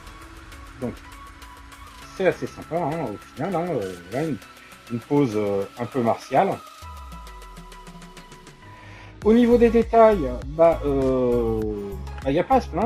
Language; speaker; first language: French; native; French